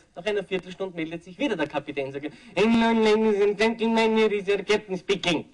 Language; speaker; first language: German; native; German